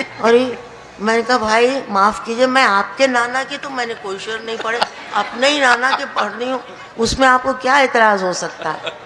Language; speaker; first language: Urdu; native; Urdu